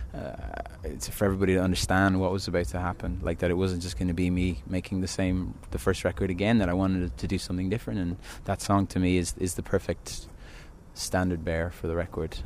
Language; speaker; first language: English; native; English